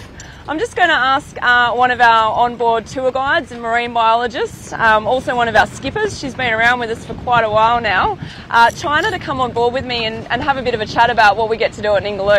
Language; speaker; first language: English; native; English